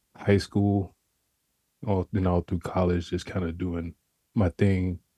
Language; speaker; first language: English; native; English